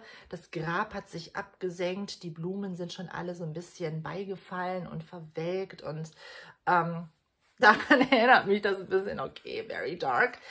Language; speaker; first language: German; native; German